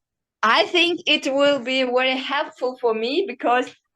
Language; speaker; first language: English; non-native, learner; Uzbek